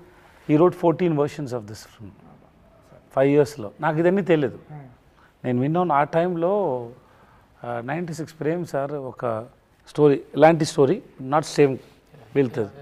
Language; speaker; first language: Telugu; non-native, learner; Tamil